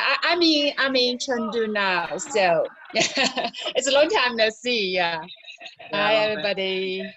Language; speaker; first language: English; non-native, learner; Chinese